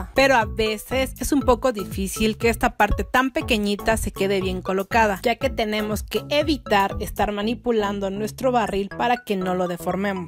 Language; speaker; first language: Spanish; native; Spanish